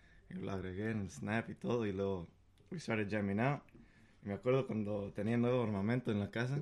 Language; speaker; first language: Spanish; native; Spanish